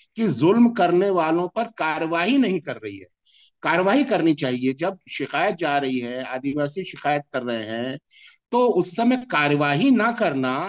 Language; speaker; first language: Hindi; native; Hindi